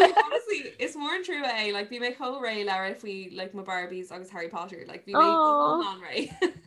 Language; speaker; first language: Irish; non-native, local second language; English